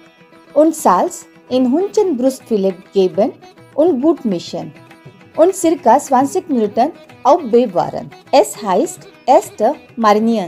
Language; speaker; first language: German; non-native, learner; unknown